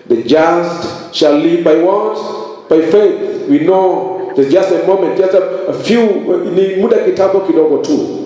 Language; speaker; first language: English; non-native, local second language; Swahili